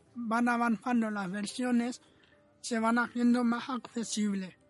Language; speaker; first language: Spanish; non-native, fluent; Arabic